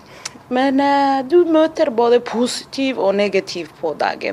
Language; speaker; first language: Norwegian; non-native, fluent; Somali